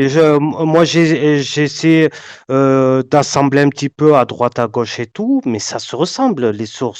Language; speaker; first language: French; native; French